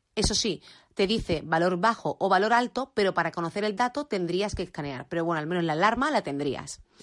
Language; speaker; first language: Spanish; native; Spanish